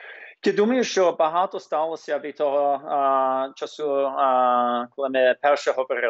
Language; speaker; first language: Ukrainian; early bilingual, heritage; English